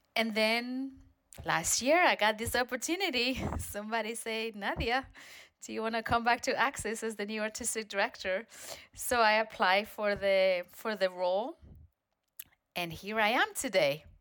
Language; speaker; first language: English; non-native, fluent; Spanish